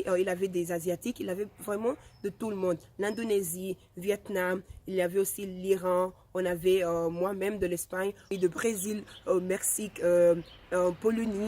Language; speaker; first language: French; non-native, fluent; Spanish